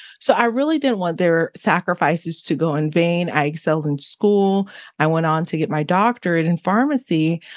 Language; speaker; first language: English; early bilingual, other home language; Haitian Creole